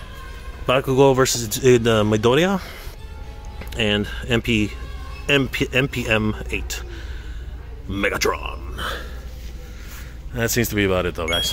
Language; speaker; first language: English; native; English